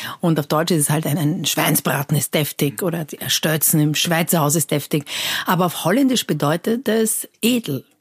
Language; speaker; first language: German; early bilingual, other home language; Persian